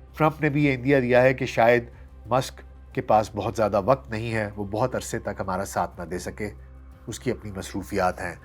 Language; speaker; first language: Urdu; native; Urdu